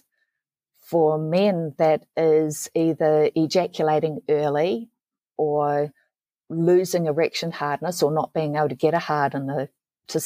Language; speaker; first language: English; native; English